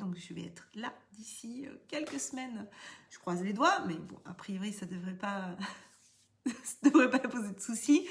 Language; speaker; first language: French; native; French